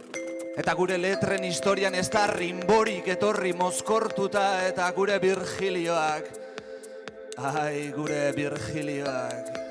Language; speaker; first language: Basque; native; Basque